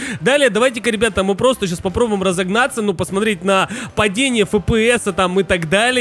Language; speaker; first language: Russian; native; Russian